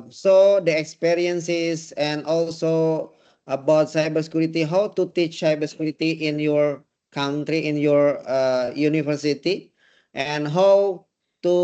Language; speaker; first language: English; non-native, learner; Indonesian